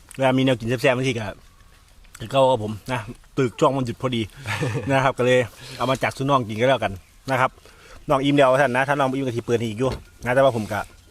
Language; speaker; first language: Thai; native; Thai